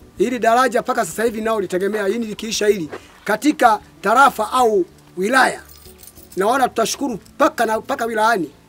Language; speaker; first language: Swahili; non-native, local second language; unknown